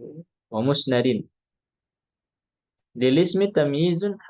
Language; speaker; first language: Arabic; non-native, fluent; Indonesian